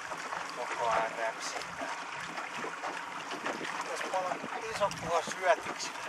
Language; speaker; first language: Finnish; native; Finnish